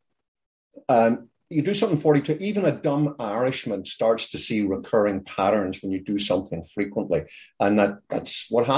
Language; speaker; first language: English; native; English